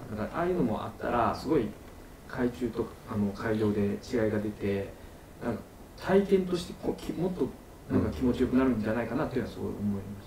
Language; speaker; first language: Japanese; native; Japanese